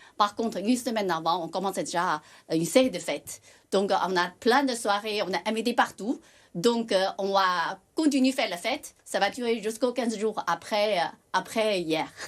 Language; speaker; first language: French; non-native, fluent; Chinese